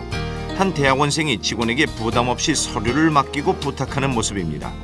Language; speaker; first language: Korean; native; Korean